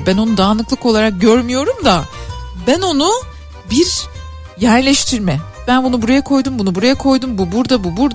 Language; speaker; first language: Turkish; native; Turkish